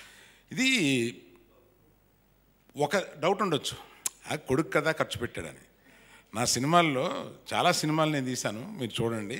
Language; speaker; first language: Telugu; native; Telugu